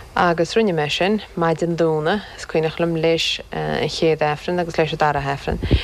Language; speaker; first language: Irish; native; Irish